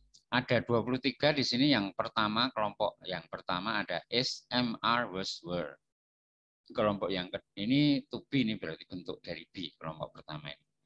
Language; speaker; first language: Indonesian; non-native, local second language; Javanese